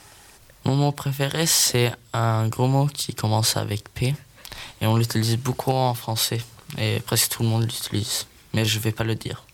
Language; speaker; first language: French; non-native, learner; Swedish